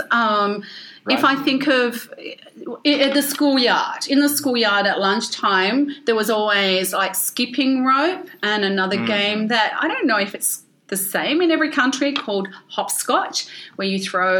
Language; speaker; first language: English; native; English